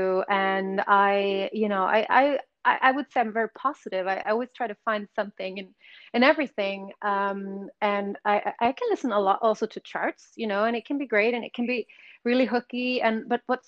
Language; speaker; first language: English; non-native, fluent; Swedish